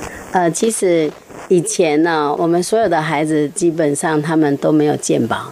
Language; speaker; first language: Chinese; native; Chinese